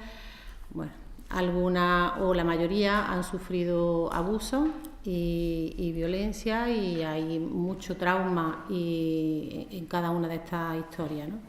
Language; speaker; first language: Spanish; native; Spanish